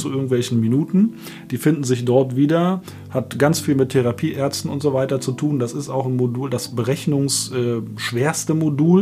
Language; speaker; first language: German; native; German